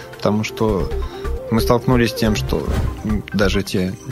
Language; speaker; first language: Russian; non-native, fluent; Serbian